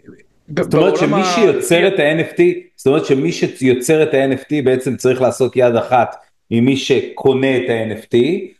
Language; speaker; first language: Hebrew; native; Hebrew